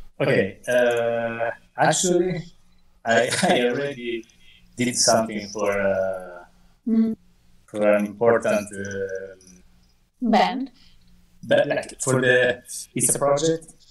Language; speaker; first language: English; non-native, fluent; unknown